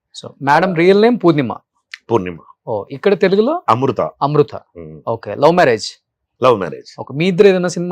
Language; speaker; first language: Telugu; native; Telugu